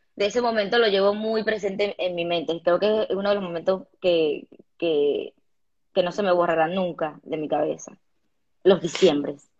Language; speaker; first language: Spanish; native; Spanish